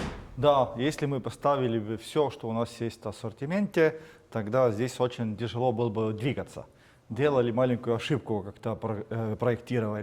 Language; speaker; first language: Russian; non-native, fluent; Estonian